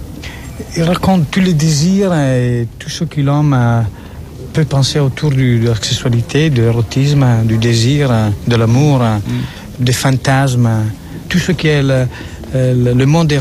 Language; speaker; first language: French; non-native, fluent; Italian